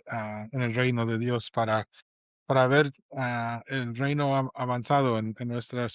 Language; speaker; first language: Spanish; non-native, fluent; English